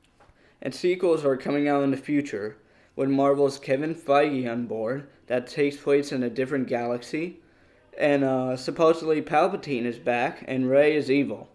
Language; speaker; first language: English; native; English